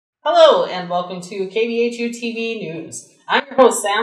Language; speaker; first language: English; native; English